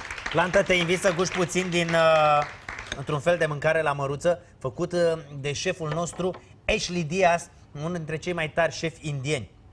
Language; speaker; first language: Romanian; native; Romanian